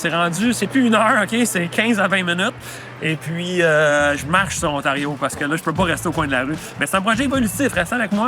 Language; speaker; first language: French; native; French